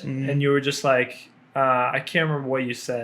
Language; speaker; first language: English; native; English